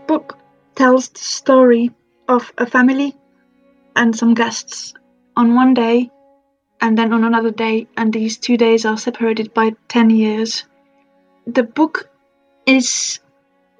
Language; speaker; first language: English; non-native, fluent; Finnish